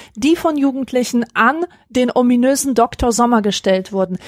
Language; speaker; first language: German; native; German